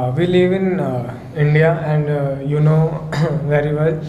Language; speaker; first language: English; non-native, learner; Hindi